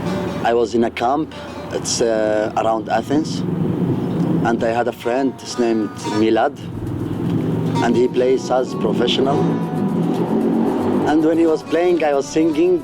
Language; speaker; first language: English; non-native, fluent; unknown